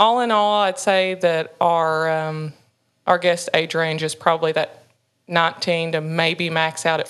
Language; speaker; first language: English; native; English